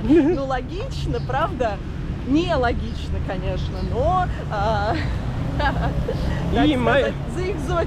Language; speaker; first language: Russian; native; Russian